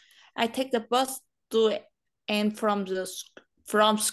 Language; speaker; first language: English; non-native, learner; Vietnamese